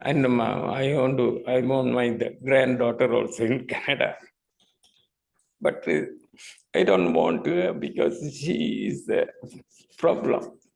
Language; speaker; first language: English; non-native, local second language; Tamil